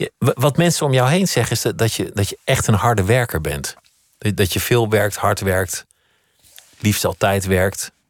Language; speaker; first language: Dutch; native; Dutch